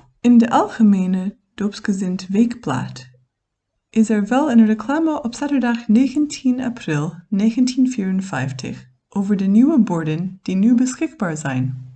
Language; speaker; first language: Dutch; non-native, fluent; English